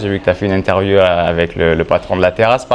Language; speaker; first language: French; native; French